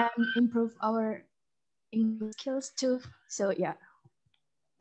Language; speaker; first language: English; non-native, learner; Indonesian